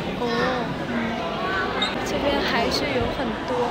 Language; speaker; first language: Chinese; non-native, fluent; Vietnamese